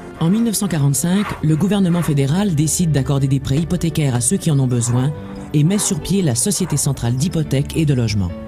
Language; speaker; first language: French; native; French